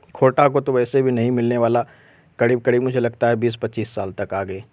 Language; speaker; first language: Hindi; non-native, local second language; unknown